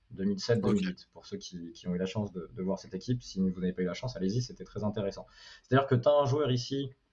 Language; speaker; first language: French; native; French